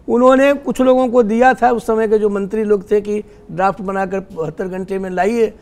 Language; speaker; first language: Hindi; native; Hindi